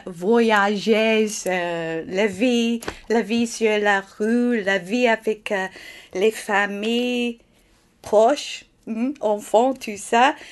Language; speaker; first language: French; non-native, learner; English